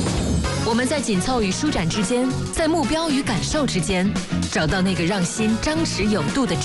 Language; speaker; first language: Chinese; native; Chinese